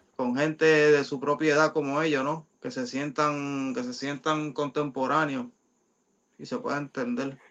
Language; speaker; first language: Spanish; native; Spanish